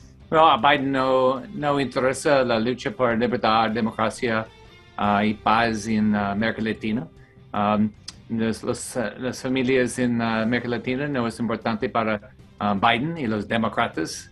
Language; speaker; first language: Spanish; non-native, learner; English